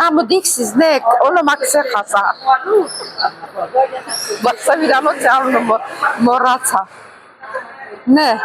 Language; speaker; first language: Greek; non-native, learner; Armenian